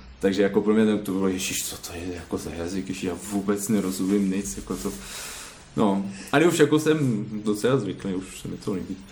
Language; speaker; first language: Czech; non-native, learner; French